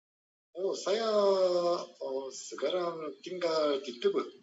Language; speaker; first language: Indonesian; non-native, learner; Korean